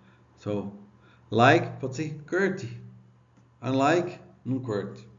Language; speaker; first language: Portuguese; non-native, learner; English